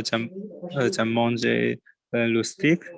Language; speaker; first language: French; non-native, learner; Chinese